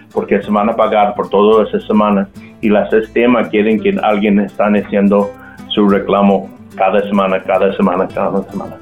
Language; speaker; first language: Spanish; non-native, local second language; English